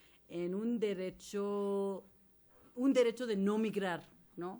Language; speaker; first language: Spanish; non-native, fluent; English